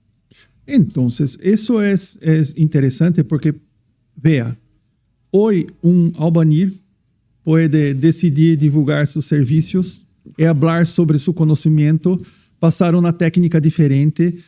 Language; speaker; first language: Spanish; non-native, fluent; Portuguese